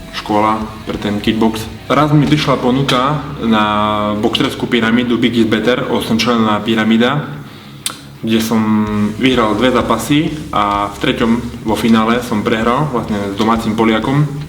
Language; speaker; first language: Slovak; native; Slovak